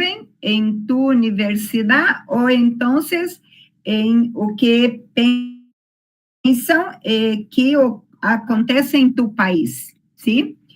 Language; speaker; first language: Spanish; non-native, learner; Portuguese